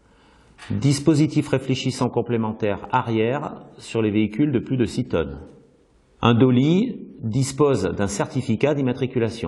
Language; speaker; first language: French; native; French